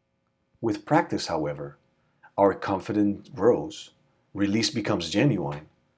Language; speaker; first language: English; native; English